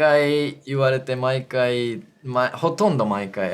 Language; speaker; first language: Japanese; native; Japanese